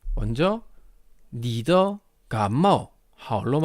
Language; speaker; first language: Chinese; non-native, fluent; Korean